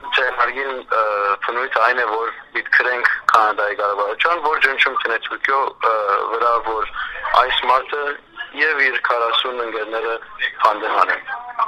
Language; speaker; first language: Armenian; early bilingual, heritage; Armenian